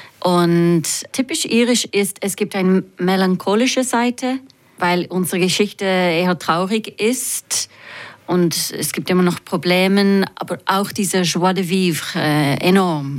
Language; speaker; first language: German; non-native, fluent; English